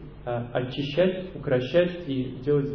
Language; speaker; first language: Russian; native; Russian